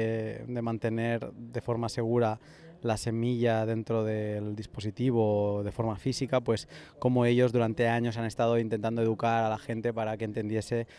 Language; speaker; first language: Spanish; native; Spanish